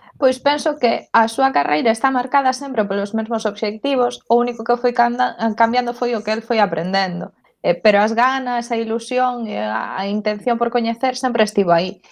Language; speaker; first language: Galician; non-native, local second language; Spanish